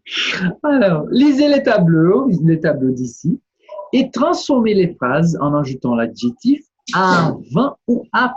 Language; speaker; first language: French; non-native, fluent; Portuguese